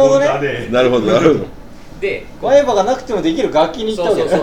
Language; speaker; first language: Japanese; native; Japanese